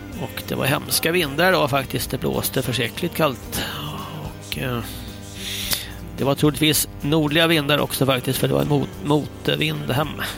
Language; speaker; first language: Swedish; native; Swedish